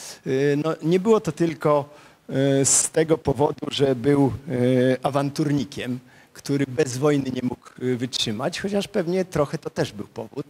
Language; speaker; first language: Polish; native; Polish